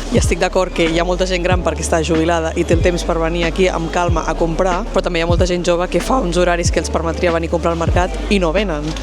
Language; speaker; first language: Catalan; native; Catalan